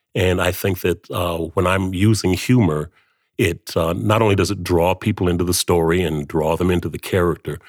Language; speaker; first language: English; native; English